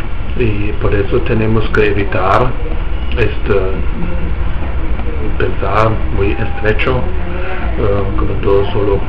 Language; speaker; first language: Spanish; non-native, fluent; German